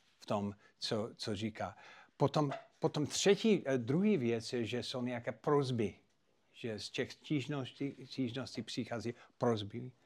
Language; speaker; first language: Czech; non-native, fluent; English